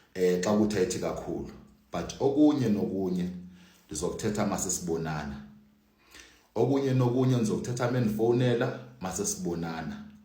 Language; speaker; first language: Zulu; non-native, local second language; Xhosa